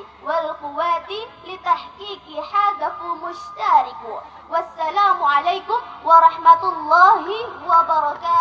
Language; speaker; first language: Arabic; non-native, learner; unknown